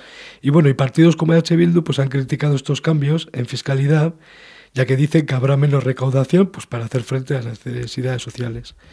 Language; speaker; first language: Spanish; native; Spanish